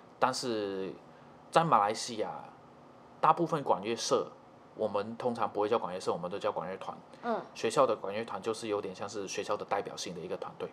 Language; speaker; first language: Chinese; native; Chinese